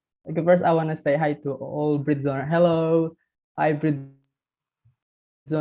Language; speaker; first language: English; non-native, fluent; Indonesian